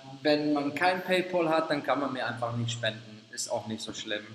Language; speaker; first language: German; native; German